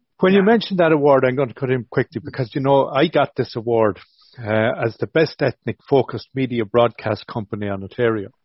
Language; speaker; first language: English; native; English